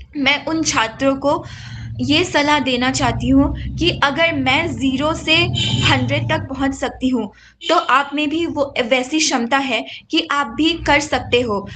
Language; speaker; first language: Hindi; non-native, local second language; Assamese